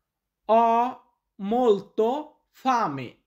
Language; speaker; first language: Italian; non-native, fluent; Bangla